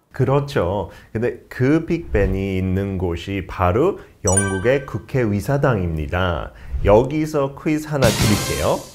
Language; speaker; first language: Korean; non-native, fluent; English